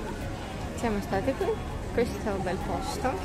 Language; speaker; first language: Italian; non-native, learner; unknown